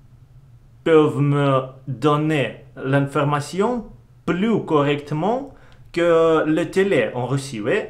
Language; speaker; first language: French; non-native, learner; Russian